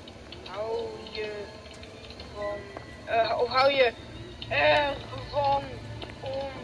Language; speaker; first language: Dutch; native; Dutch